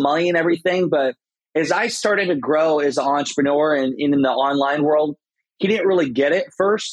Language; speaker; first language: English; native; English